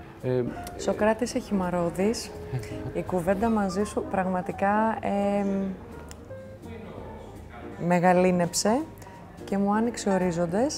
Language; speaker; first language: Greek; native; Greek